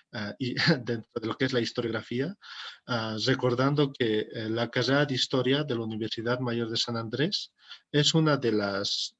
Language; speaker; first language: Spanish; native; Spanish